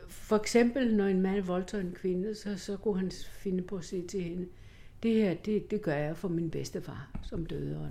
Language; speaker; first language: Danish; non-native, fluent; Greek